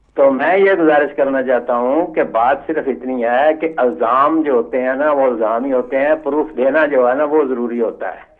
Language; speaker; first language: Urdu; non-native, local second language; Punjabi